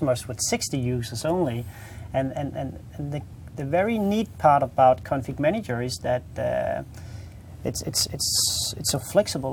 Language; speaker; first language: English; non-native, fluent; Danish